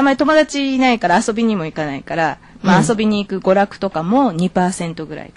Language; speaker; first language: Japanese; native; Japanese